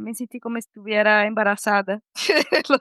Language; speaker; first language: Spanish; non-native, fluent; Portuguese